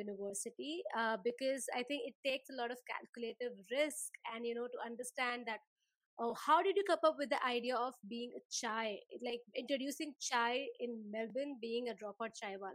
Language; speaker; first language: English; non-native, local second language; Hindi